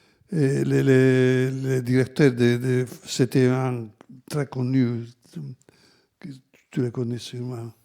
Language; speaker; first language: French; non-native, fluent; Italian